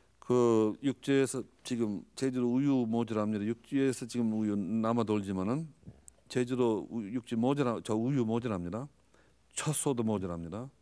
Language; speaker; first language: Korean; non-native, fluent; English